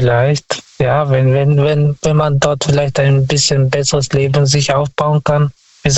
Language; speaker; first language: German; non-native, fluent; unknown